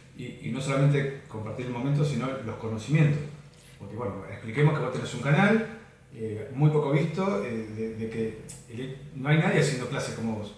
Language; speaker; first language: Spanish; native; Spanish